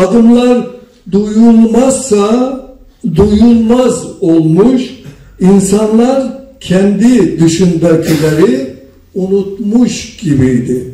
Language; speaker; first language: Turkish; native; Turkish